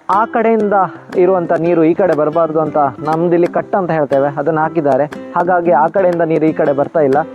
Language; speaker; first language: Kannada; native; Kannada